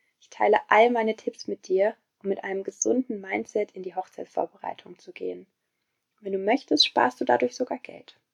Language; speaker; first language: German; native; German